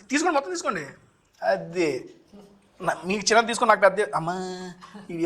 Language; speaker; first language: Telugu; native; Telugu